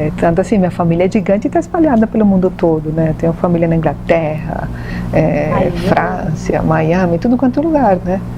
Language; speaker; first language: Portuguese; non-native, fluent; Spanish